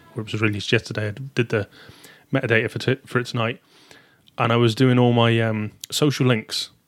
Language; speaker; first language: English; native; English